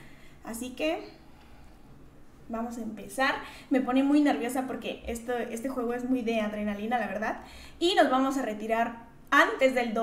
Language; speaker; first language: Spanish; native; Spanish